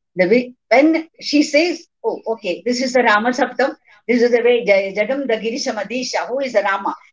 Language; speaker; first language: English; non-native, local second language; Malayalam